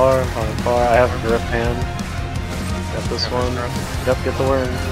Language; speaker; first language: English; native; English